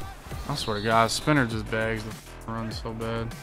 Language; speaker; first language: English; native; English